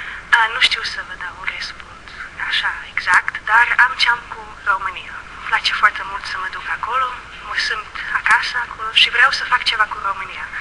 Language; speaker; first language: Romanian; early bilingual, heritage; Dutch